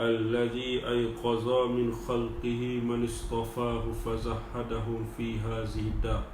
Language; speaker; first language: Arabic; non-native, fluent; Malay